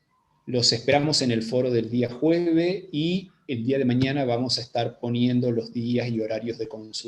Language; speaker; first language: Spanish; native; Spanish